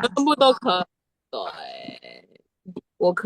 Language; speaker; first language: Chinese; non-native, learner; Indonesian